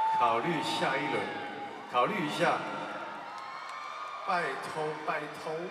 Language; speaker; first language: Chinese; non-native, local second language; Cantonese